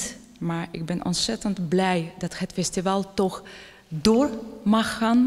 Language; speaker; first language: Dutch; non-native, fluent; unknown